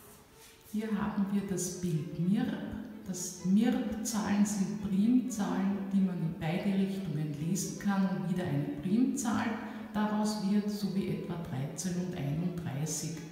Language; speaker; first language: German; native; German